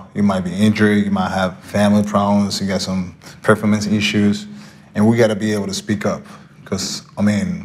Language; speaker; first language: English; non-native, fluent; Spanish